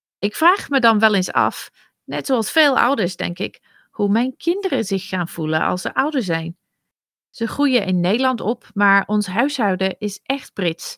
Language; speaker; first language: Dutch; non-native, fluent; English